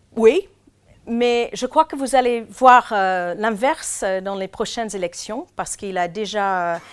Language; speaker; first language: French; non-native, fluent; English